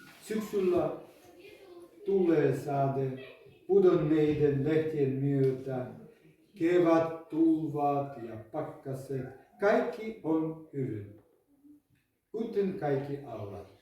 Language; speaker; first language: Finnish; non-native, learner; Ukrainian